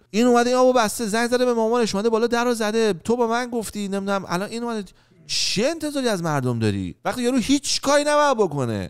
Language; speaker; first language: Persian; native; Persian